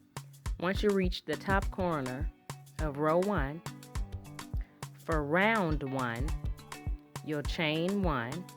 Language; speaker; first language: English; native; English